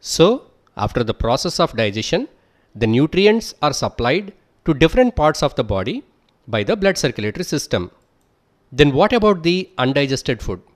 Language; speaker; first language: English; non-native, local second language; Telugu